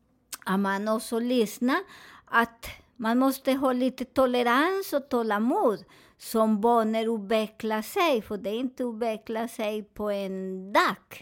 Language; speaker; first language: Swedish; non-native, fluent; Spanish